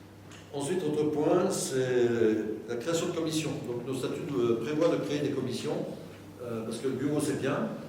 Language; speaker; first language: French; native; French